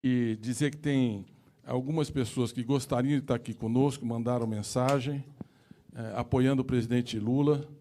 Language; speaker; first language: Portuguese; native; Portuguese